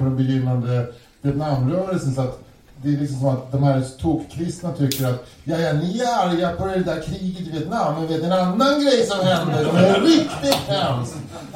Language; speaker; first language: Swedish; native; Swedish